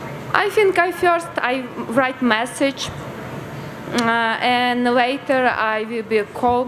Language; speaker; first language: English; non-native, learner; Ukrainian